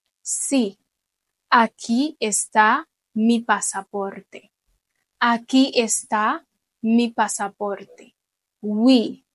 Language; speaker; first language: Spanish; non-native, fluent; Haitian Creole